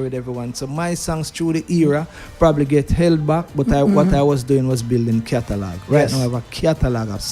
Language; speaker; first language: English; native; English